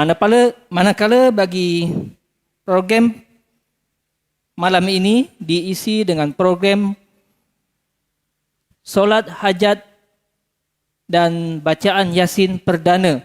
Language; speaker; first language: Malay; native; Malay